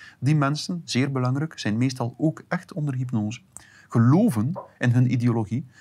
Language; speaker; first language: Dutch; native; Dutch